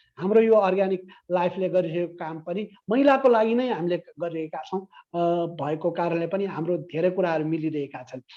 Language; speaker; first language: Nepali; non-native, local second language; Newari